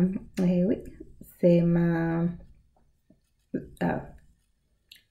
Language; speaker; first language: French; non-native, learner; English